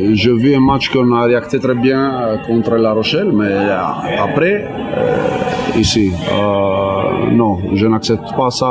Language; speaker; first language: French; non-native, learner; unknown